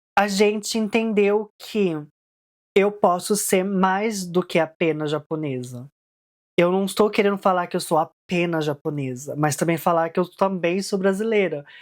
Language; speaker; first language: Portuguese; early bilingual, heritage; Portuguese